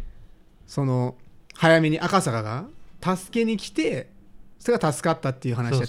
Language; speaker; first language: Japanese; native; Japanese